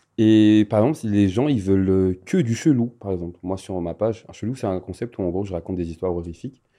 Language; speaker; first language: French; non-native, local second language; Malagasy